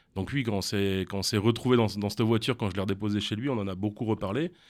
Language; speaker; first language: French; native; French